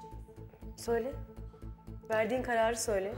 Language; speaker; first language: Turkish; native; Turkish